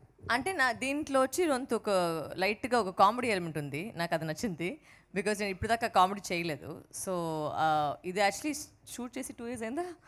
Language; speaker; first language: Telugu; non-native, fluent; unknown